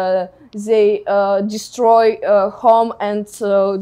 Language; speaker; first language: English; non-native, learner; Ukrainian